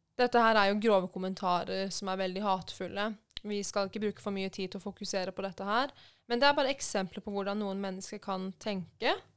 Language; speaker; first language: Norwegian; early bilingual, other home language; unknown